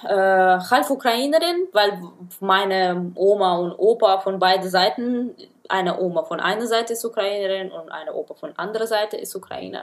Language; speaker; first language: German; non-native, fluent; Russian